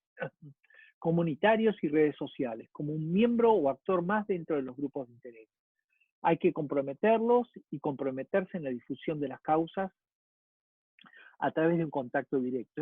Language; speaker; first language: Spanish; native; Spanish